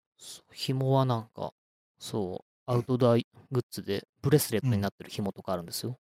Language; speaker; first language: Japanese; native; Japanese